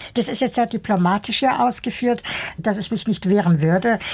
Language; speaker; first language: German; early bilingual, other home language; Bosnian